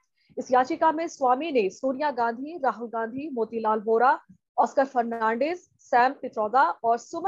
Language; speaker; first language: Hindi; native; Hindi